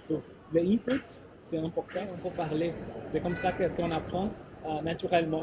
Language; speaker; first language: French; non-native, fluent; Portuguese